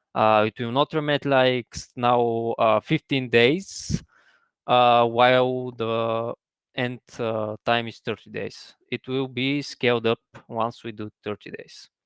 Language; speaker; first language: English; non-native, fluent; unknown